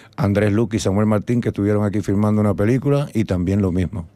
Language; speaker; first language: Spanish; native; Spanish